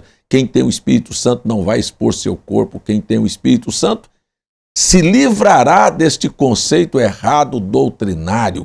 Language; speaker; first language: Portuguese; native; Portuguese